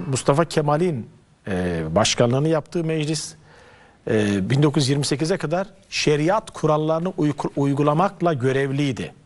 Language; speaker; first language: Turkish; native; Turkish